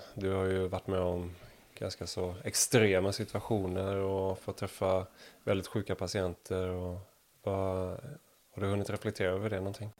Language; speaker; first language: Swedish; native; Swedish